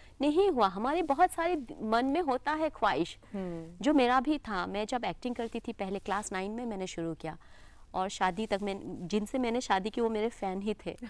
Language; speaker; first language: Hindi; non-native, local second language; Assamese